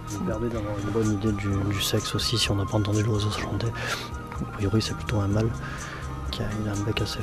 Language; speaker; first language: French; native; French